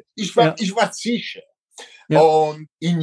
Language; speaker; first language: German; non-native, learner; Italian